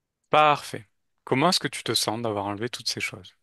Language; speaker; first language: French; native; French